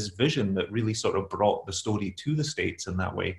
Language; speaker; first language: English; native; English